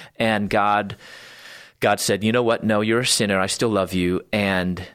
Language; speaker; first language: English; native; English